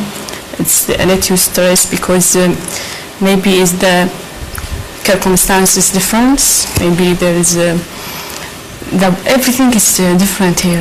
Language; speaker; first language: English; non-native, learner; Arabic